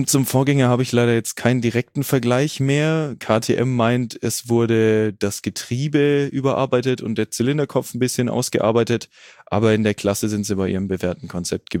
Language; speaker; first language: German; native; German